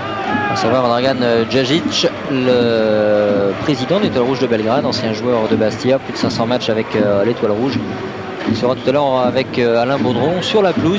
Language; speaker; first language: French; native; French